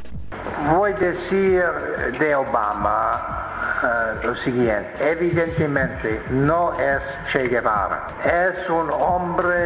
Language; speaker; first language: Spanish; non-native, fluent; English